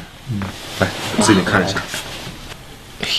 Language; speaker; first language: Chinese; native; Chinese